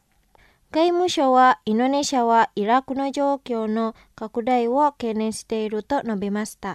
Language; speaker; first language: Japanese; non-native, fluent; Indonesian